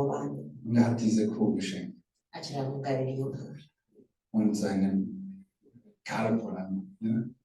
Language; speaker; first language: German; non-native, learner; Rundi